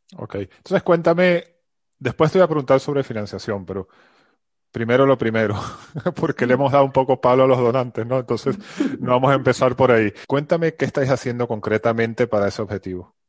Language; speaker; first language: Spanish; native; Spanish